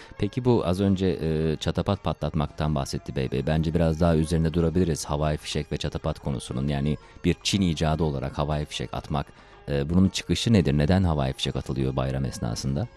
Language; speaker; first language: Turkish; native; Turkish